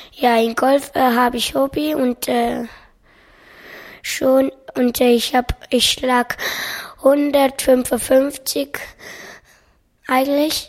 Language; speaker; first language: German; early bilingual, other home language; Russian